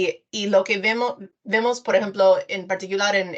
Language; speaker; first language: Spanish; non-native, fluent; English